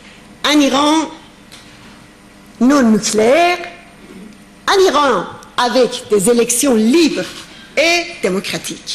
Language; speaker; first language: French; non-native, fluent; Persian